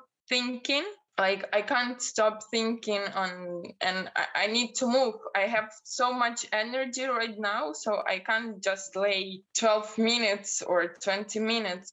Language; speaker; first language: English; non-native, fluent; Russian